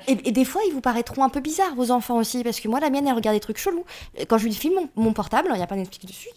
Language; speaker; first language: French; early bilingual, other home language; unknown